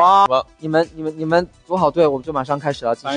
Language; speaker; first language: Chinese; native; Chinese